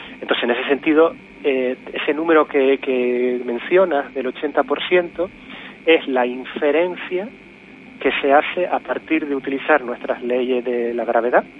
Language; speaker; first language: Spanish; native; Spanish